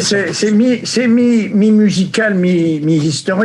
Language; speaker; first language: French; native; French